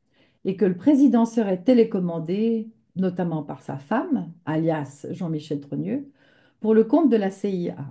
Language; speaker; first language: French; native; French